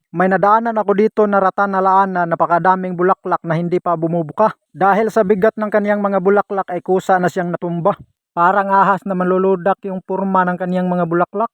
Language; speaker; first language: Filipino; non-native, local second language; Cebuano